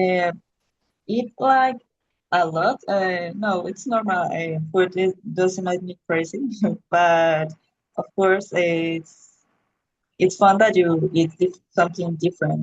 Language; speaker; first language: English; non-native, learner; Spanish